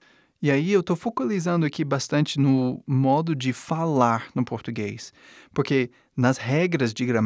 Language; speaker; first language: Portuguese; non-native, fluent; English